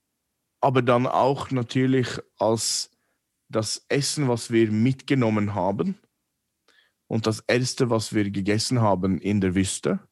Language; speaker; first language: German; non-native, fluent; English